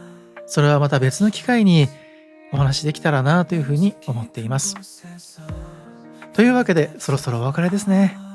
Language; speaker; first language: Japanese; native; Japanese